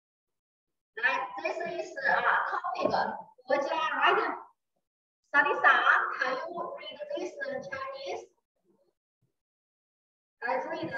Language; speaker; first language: English; non-native, learner; Chinese